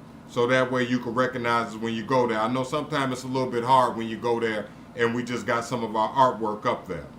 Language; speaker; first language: English; native; English